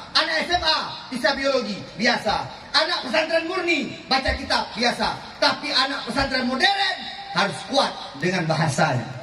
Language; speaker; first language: Malay; non-native, local second language; Achinese